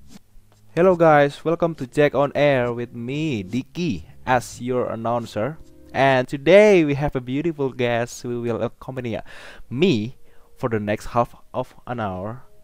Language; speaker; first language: English; non-native, learner; Indonesian